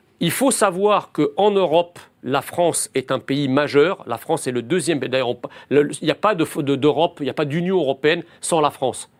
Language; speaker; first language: French; early bilingual, other home language; Arabic